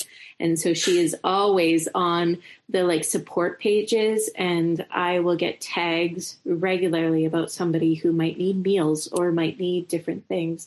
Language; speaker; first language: English; native; English